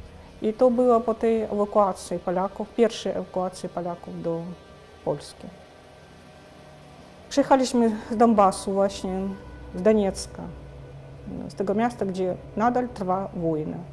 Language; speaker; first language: Polish; non-native, fluent; Russian